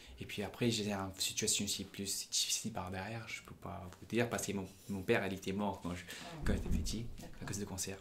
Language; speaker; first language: French; non-native, fluent; Punjabi